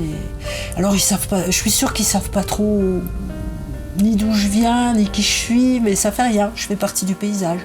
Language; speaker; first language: French; native; French